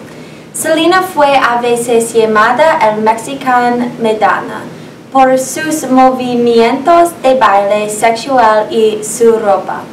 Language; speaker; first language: Spanish; non-native, learner; English